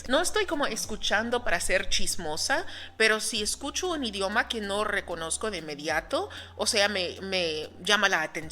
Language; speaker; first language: Spanish; non-native, fluent; English